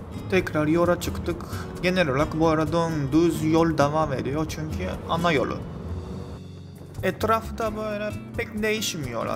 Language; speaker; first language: Turkish; non-native, fluent; Japanese